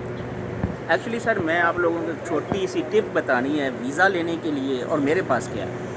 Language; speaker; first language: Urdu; non-native, local second language; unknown